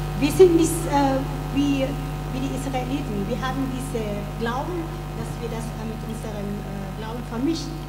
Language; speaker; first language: German; non-native, learner; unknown